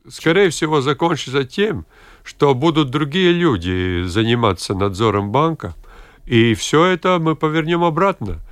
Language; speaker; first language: Russian; non-native, local second language; Latvian